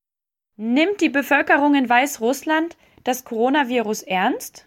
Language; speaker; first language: German; native; German